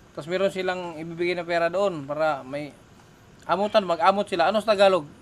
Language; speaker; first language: Filipino; non-native, local second language; Cebuano